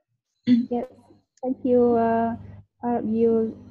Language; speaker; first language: English; non-native, learner; Vietnamese